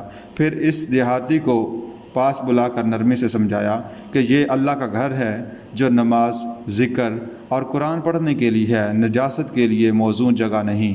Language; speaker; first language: Urdu; native; Urdu